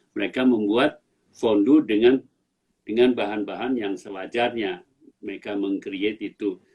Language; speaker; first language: Indonesian; native; Indonesian